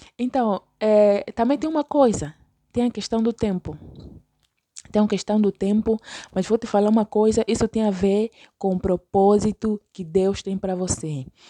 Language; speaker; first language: Portuguese; native; Portuguese